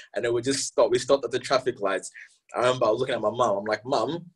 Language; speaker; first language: English; early bilingual, other home language; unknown